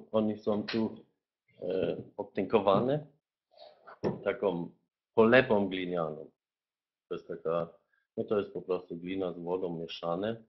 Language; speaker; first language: Polish; non-native, fluent; German